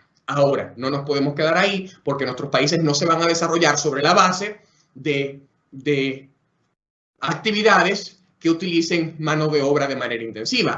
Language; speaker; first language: Spanish; native; Spanish